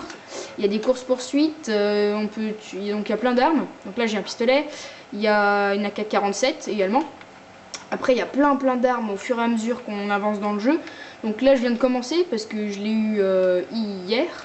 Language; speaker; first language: French; native; French